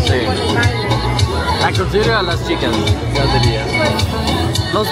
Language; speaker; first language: Spanish; non-native, fluent; Swedish